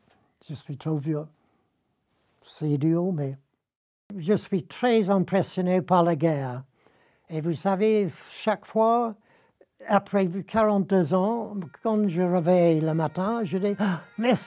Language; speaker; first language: French; non-native, fluent; English